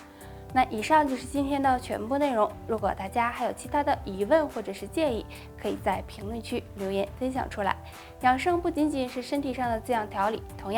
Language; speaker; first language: Chinese; native; Chinese